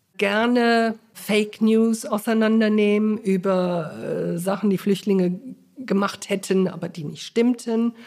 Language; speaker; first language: German; early bilingual, other home language; English